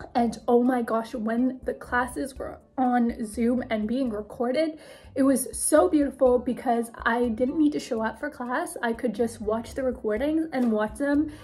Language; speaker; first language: English; native; English